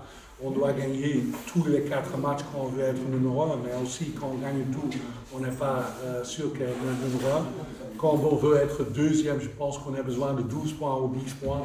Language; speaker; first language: French; non-native, fluent; Dutch